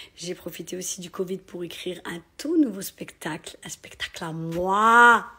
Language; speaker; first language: French; native; French